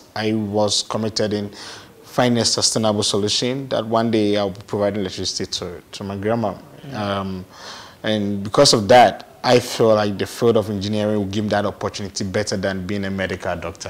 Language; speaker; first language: English; non-native, local second language; Akan